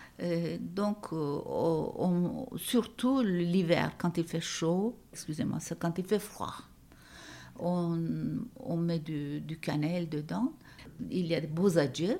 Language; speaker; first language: French; non-native, fluent; Turkish